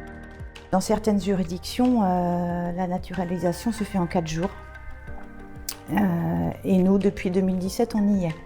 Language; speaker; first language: French; native; French